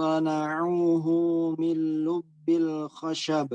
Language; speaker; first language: Arabic; non-native, learner; Indonesian